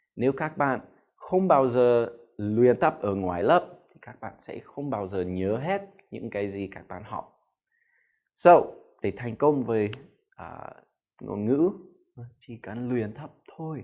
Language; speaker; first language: Vietnamese; non-native, fluent; English